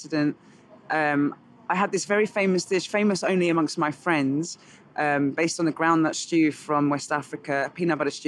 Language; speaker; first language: English; native; English